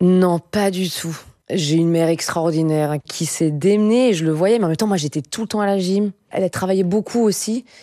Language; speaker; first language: French; native; French